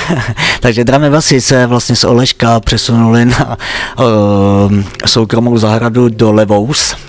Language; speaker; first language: Czech; native; Czech